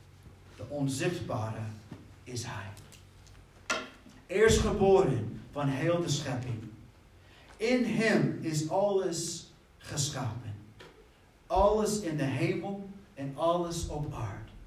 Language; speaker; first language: Dutch; non-native, fluent; English